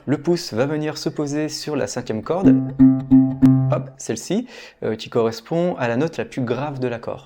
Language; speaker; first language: French; native; French